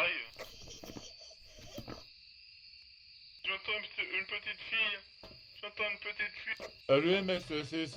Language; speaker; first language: French; native; French